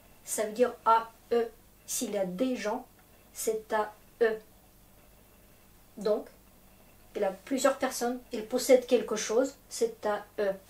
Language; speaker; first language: French; non-native, fluent; Russian